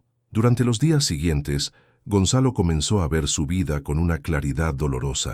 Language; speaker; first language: Spanish; native; Spanish